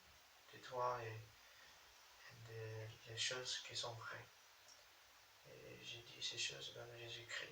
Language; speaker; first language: French; non-native, learner; English